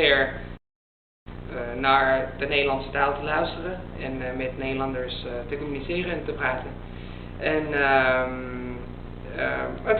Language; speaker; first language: Dutch; non-native, learner; Italian